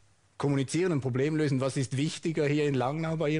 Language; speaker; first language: German; native; German